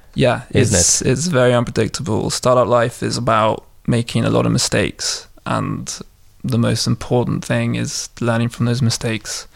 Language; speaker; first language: English; native; English